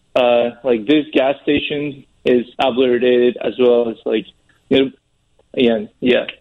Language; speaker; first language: English; non-native, fluent; Russian